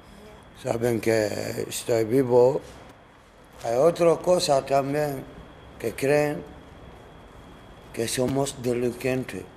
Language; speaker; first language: Spanish; non-native, learner; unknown